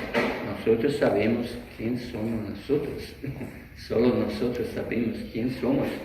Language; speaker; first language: Spanish; non-native, fluent; Portuguese